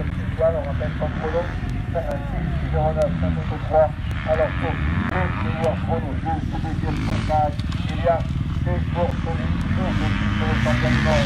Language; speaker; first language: French; native; French